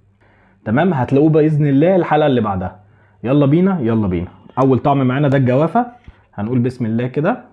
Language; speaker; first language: Arabic; native; Arabic